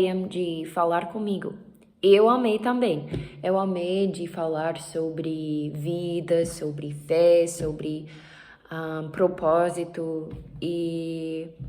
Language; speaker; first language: Portuguese; non-native, learner; English